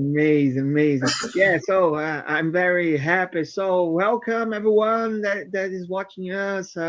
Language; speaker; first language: English; non-native, fluent; Portuguese